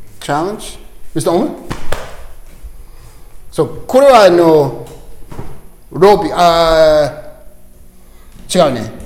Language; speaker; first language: Japanese; non-native, learner; English